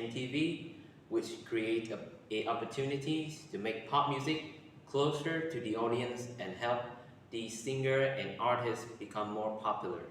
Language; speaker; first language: English; non-native, learner; Vietnamese